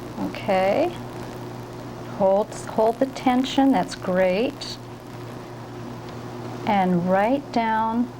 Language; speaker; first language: English; native; English